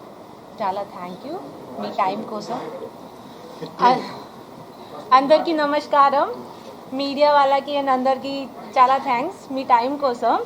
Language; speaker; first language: Telugu; non-native, learner; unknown